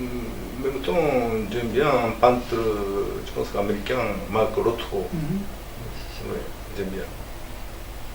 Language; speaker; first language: French; non-native, learner; Japanese